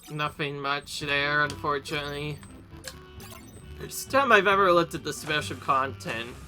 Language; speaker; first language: English; native; English